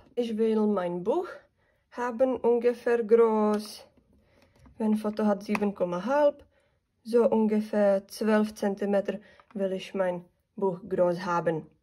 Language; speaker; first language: German; non-native, learner; Czech